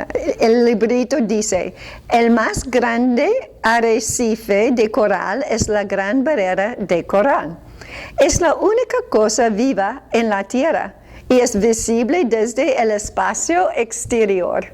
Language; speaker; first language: Spanish; non-native, fluent; English